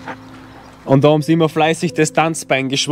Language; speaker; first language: German; native; German